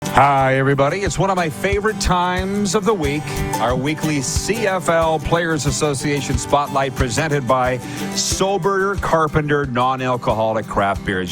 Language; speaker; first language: English; native; English